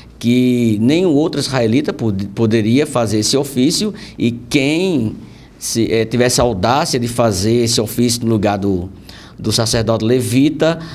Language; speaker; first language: Portuguese; native; Portuguese